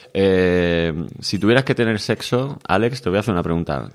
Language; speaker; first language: Spanish; native; Spanish